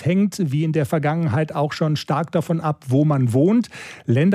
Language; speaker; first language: German; native; German